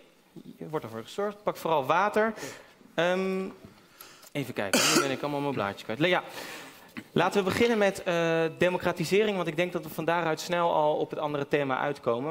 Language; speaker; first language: Dutch; native; Dutch